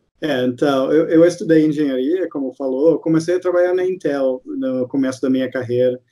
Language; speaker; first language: Portuguese; non-native, fluent; English